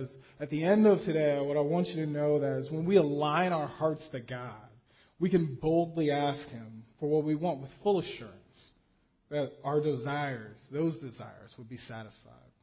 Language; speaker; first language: English; native; English